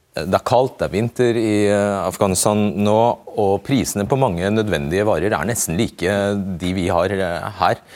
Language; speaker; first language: Norwegian; native; Norwegian